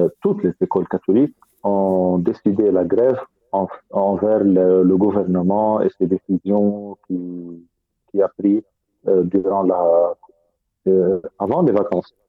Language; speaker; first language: French; non-native, fluent; Arabic